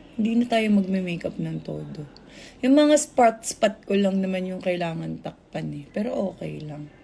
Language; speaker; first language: Filipino; native; Filipino